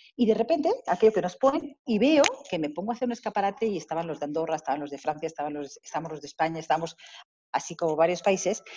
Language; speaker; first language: Spanish; native; Spanish